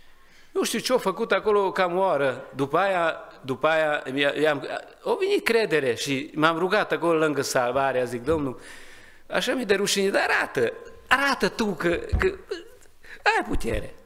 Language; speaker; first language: Romanian; non-native, learner; Hungarian